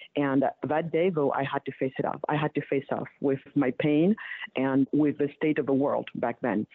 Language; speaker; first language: English; early bilingual, other home language; Wolof